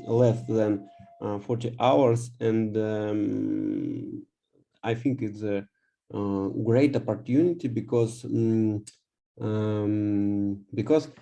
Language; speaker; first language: English; non-native, learner; Russian